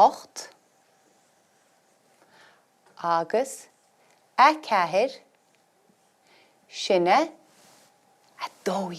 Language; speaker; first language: Irish; native; Irish